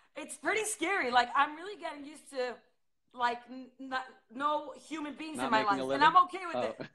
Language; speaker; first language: English; native; English